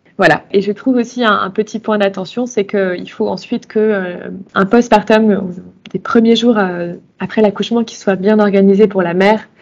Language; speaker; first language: French; native; French